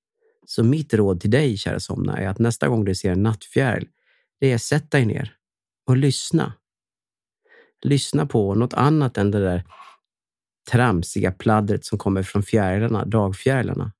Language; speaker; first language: Swedish; native; Swedish